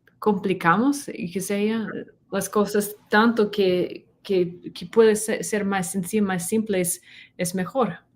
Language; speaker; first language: Spanish; non-native, fluent; English